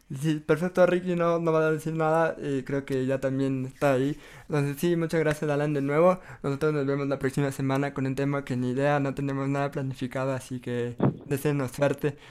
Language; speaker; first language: Spanish; native; Spanish